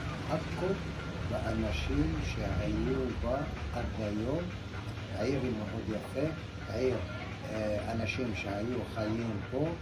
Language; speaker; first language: Hebrew; non-native, local second language; Arabic